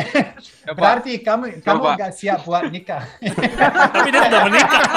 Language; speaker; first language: Indonesian; non-native, fluent; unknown